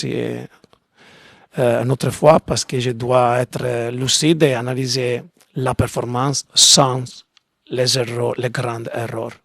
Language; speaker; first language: French; non-native, learner; Italian